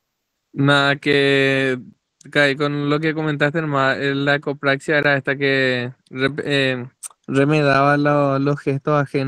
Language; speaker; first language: Spanish; native; Spanish